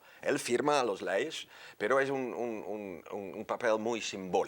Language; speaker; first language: Spanish; non-native, fluent; Dutch